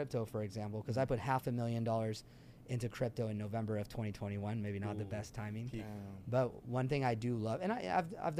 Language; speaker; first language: English; early bilingual, other home language; French